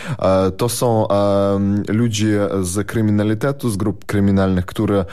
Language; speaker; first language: Polish; non-native, fluent; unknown